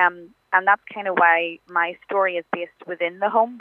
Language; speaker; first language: English; native; English